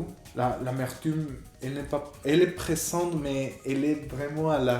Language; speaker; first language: French; non-native, fluent; Spanish